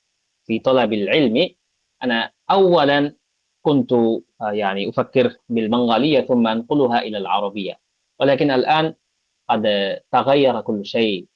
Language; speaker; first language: Arabic; non-native, fluent; Bangla